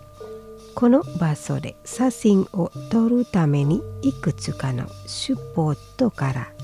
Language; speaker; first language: Japanese; non-native, fluent; Indonesian